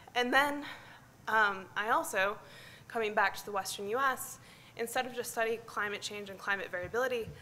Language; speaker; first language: English; native; English